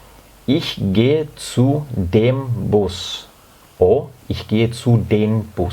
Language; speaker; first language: German; non-native, fluent; Spanish